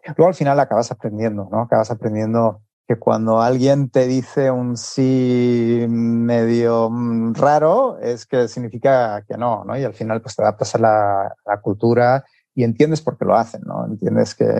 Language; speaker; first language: Spanish; native; Spanish